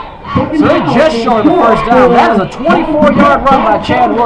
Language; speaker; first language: English; native; English